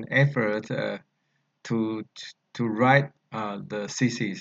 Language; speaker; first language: English; non-native, learner; Chinese